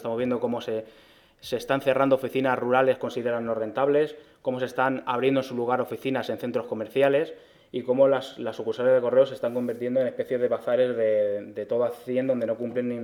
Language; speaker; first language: Spanish; native; Spanish